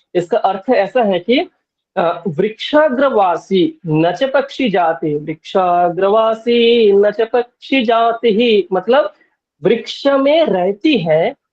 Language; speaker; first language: Hindi; non-native, local second language; Bangla